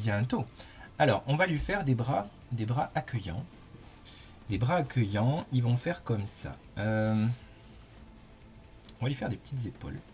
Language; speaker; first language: French; native; French